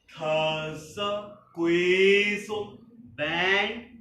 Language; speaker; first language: Vietnamese; non-native, learner; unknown